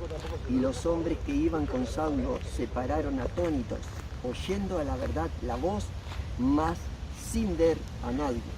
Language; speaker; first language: Spanish; native; Spanish